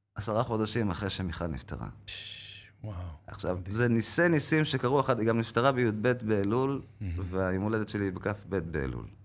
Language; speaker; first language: Hebrew; native; Hebrew